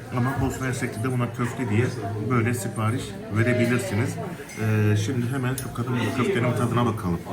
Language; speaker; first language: Turkish; native; Turkish